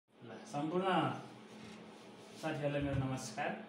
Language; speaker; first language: Nepali; native; Nepali